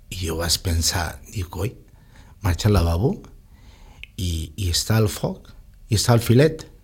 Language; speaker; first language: Catalan; non-native, local second language; Spanish